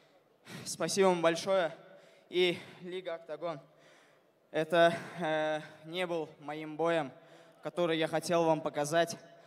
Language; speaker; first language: Russian; non-native, fluent; Azerbaijani